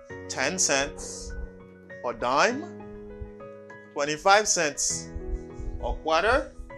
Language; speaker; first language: English; non-native, learner; Haitian Creole